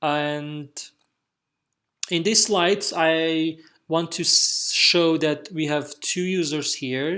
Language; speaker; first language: English; non-native, fluent; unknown